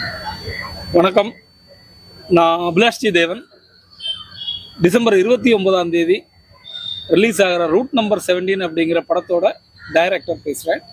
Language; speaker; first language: Tamil; native; Tamil